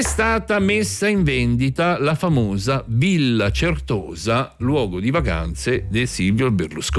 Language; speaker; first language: Italian; native; Italian